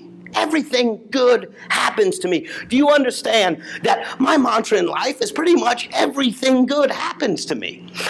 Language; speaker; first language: English; native; English